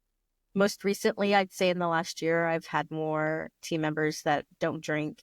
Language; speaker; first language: English; native; English